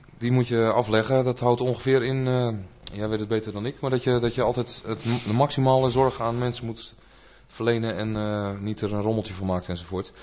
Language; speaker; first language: Dutch; native; Dutch